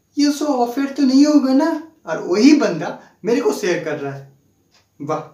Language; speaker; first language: Hindi; non-native, local second language; Bangla